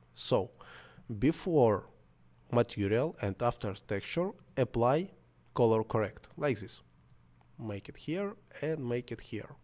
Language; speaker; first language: English; non-native, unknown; Russian